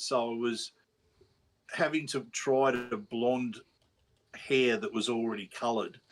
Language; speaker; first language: English; native; English